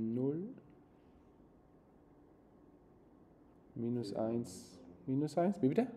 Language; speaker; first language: German; non-native, fluent; Spanish